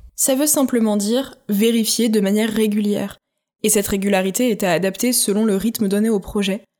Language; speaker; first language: French; native; French